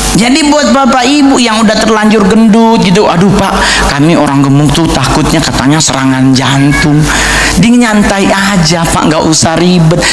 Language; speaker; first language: Indonesian; native; Indonesian